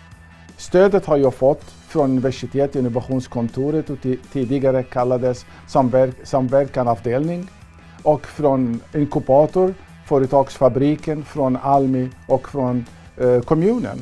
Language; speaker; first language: Swedish; non-native, fluent; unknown